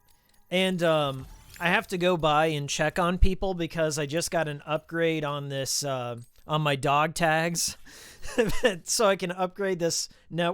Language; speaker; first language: English; native; English